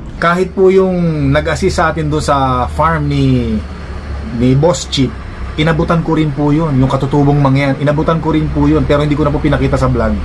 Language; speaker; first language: Filipino; native; Filipino